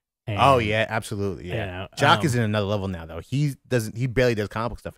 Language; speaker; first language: English; native; English